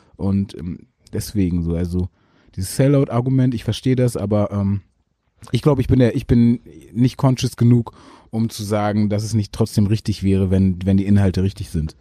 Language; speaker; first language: German; early bilingual, other home language; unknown